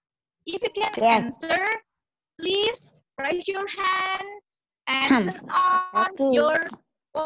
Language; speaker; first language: English; non-native, learner; Indonesian